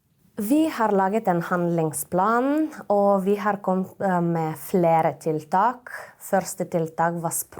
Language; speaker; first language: Norwegian; non-native, fluent; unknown